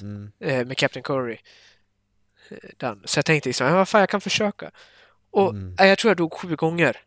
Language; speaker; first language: Swedish; native; Swedish